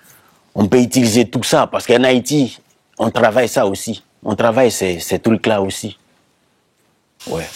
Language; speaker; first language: French; non-native, local second language; Haitian Creole